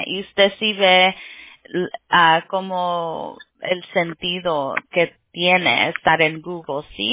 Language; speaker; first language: Spanish; early bilingual, heritage; Spanish